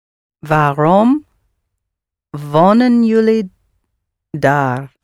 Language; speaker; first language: Dutch; non-native, learner; English